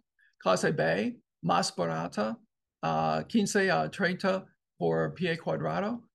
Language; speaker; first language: Spanish; non-native, learner; English